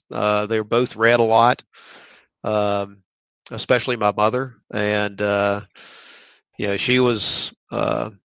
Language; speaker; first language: English; native; English